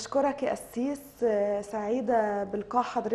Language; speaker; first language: Arabic; native; Arabic